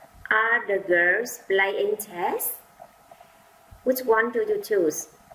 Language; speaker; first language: English; non-native, fluent; Vietnamese